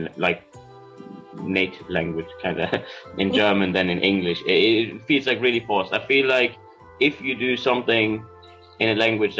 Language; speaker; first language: English; non-native, fluent; German